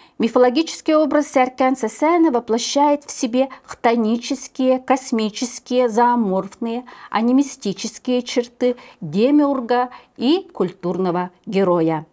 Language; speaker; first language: Russian; non-native, local second language; Yakut